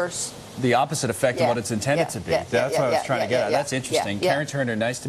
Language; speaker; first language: English; native; English